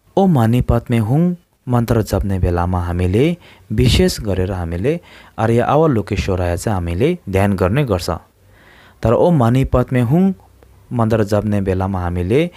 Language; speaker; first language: Nepali; non-native, local second language; Tibetan